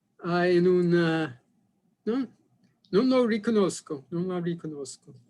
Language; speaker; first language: Italian; non-native, fluent; English